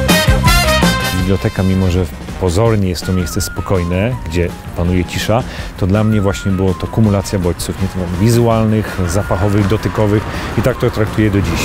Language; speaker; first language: Polish; native; Polish